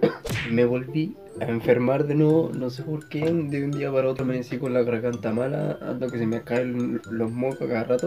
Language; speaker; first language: Spanish; native; Spanish